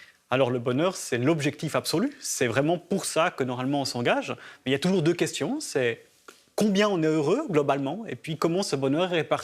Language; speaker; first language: French; native; French